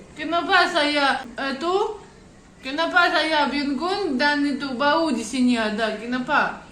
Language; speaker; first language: Indonesian; non-native, learner; Russian